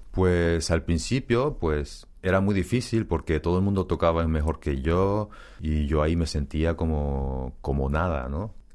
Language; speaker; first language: Spanish; early bilingual, other home language; Korean